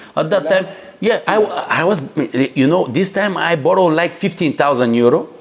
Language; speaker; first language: English; non-native, learner; Bulgarian